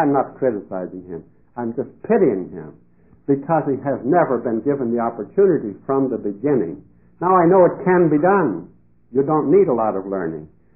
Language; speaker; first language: English; non-native, fluent; Dutch